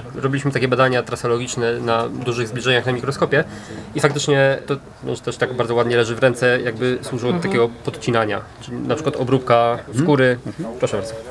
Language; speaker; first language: Polish; native; Polish